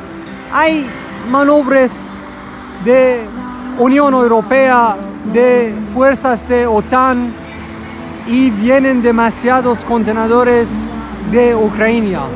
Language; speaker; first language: Spanish; non-native, learner; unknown